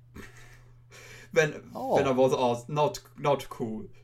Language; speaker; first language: English; non-native, fluent; German